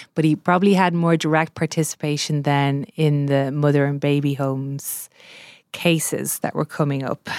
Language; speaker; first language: English; native; English